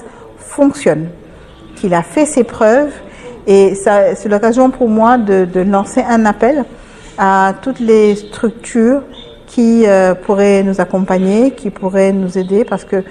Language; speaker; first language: French; non-native, local second language; Wolof